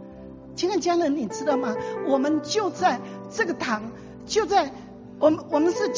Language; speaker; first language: Chinese; native; Chinese